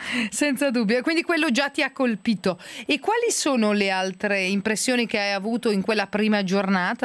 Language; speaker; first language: Italian; native; Italian